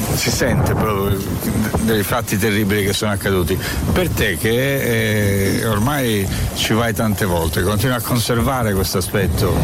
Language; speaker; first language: Italian; native; Italian